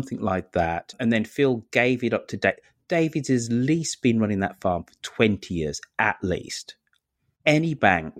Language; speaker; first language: English; native; English